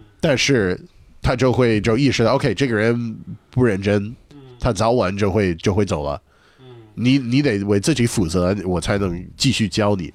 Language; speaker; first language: Chinese; non-native, fluent; English